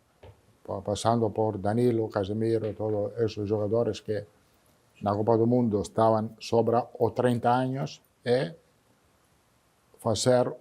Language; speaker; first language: Portuguese; non-native, fluent; Italian